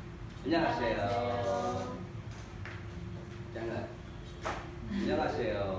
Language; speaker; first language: Korean; non-native, fluent; Vietnamese